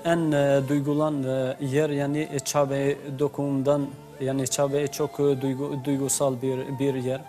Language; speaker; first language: Turkish; non-native, learner; Albanian